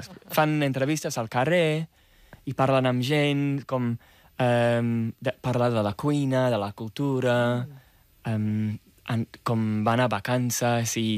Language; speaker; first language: Catalan; non-native, fluent; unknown